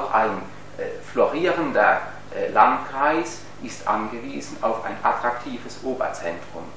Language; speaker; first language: German; native; German